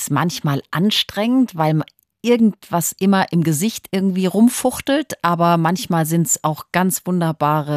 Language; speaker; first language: German; native; German